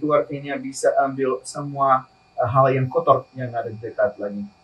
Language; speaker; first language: Indonesian; non-native, learner; Spanish